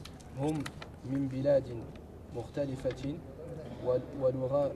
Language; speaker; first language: Arabic; non-native, learner; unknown